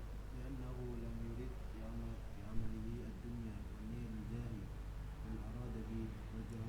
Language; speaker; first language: Arabic; non-native, learner; Indonesian